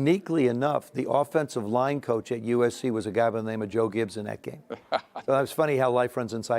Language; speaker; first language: English; native; English